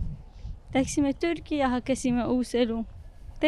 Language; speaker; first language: Estonian; non-native, learner; Arabic